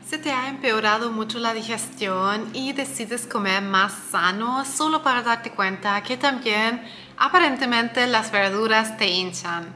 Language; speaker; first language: Spanish; non-native, fluent; German